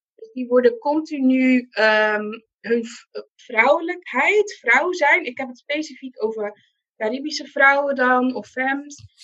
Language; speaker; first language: Dutch; non-native, local second language; Papiamento